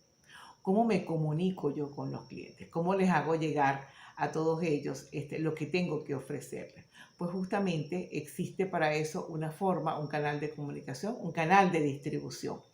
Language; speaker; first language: Spanish; native; Spanish